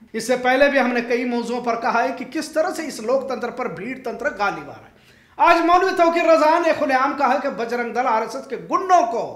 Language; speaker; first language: Hindi; non-native, local second language; Urdu